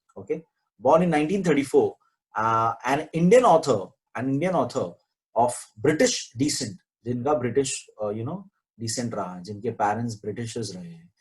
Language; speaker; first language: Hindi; non-native, local second language; Marathi